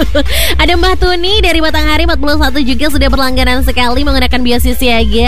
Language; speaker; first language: Indonesian; native; Indonesian